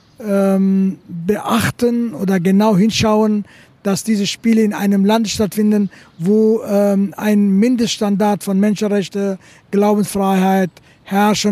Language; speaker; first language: German; non-native, fluent; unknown